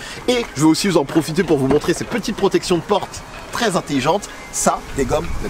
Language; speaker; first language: French; native; French